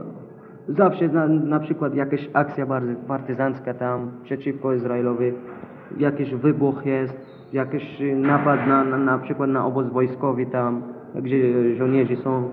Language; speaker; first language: Polish; non-native, learner; Arabic